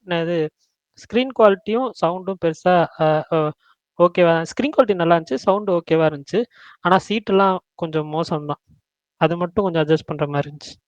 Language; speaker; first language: Tamil; native; Tamil